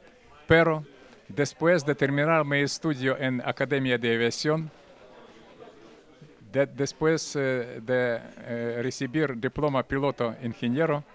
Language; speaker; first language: Spanish; non-native, fluent; Russian